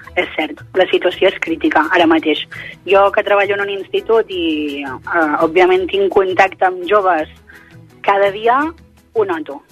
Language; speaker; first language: Catalan; native; Catalan